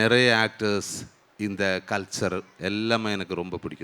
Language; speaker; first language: Tamil; non-native, learner; Malayalam